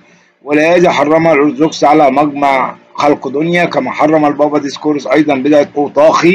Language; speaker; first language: Arabic; native; Arabic